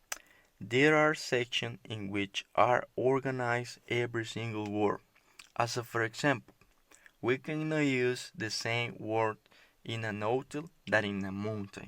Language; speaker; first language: English; non-native, learner; Spanish